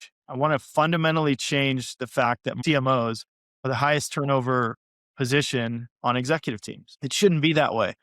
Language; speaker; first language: English; native; English